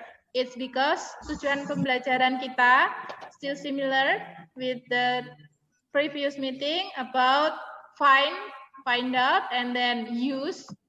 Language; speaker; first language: English; non-native, fluent; Indonesian